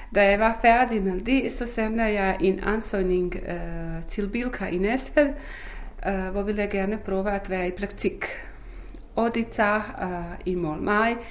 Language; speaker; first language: Danish; non-native, fluent; Bosnian